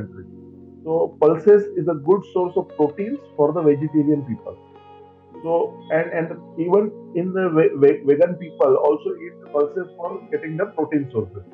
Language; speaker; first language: English; non-native, local second language; Gujarati